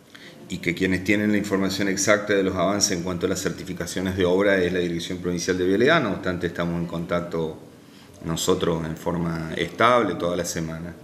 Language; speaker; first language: Spanish; native; Spanish